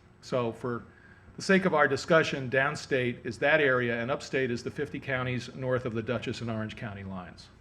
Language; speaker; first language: English; native; English